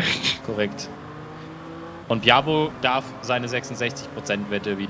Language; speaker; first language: German; native; German